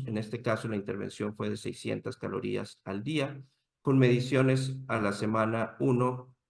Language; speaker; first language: Spanish; native; Spanish